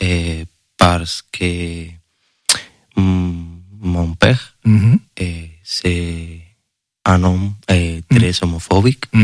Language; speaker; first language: French; non-native, learner; Spanish